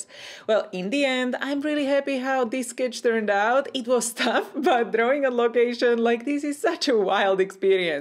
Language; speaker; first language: English; non-native, fluent; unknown